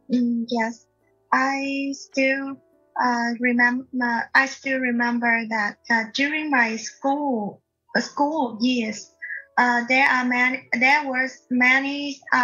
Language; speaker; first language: English; non-native, learner; Vietnamese